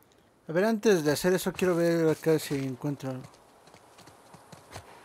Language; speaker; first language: Spanish; native; Spanish